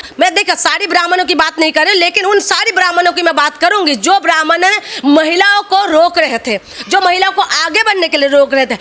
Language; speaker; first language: Hindi; non-native, local second language; Assamese